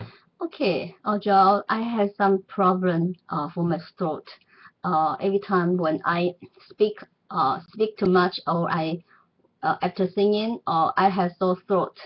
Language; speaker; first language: English; non-native, learner; Chinese